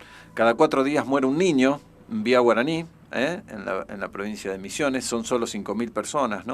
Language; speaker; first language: Spanish; native; Spanish